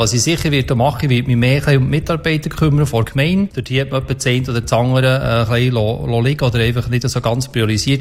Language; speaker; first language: German; native; German